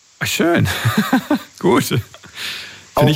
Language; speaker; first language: German; native; German